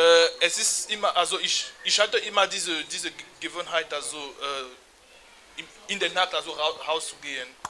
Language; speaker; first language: German; non-native, learner; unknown